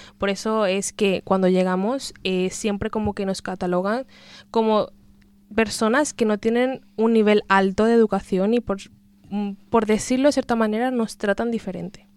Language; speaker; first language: Spanish; native; Spanish